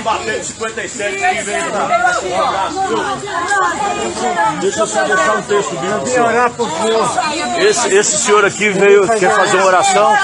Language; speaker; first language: Portuguese; native; Portuguese